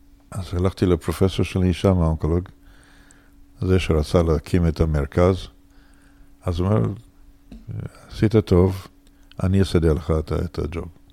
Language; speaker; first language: Hebrew; non-native, fluent; English